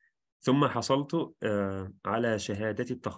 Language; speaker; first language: Arabic; non-native, fluent; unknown